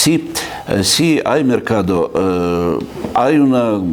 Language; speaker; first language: Spanish; non-native, fluent; Russian